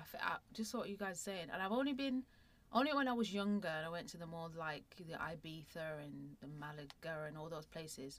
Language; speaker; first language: English; native; English